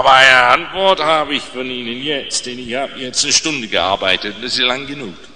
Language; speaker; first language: German; non-native, fluent; English